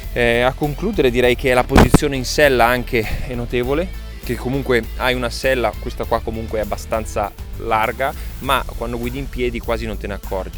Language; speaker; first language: Italian; native; Italian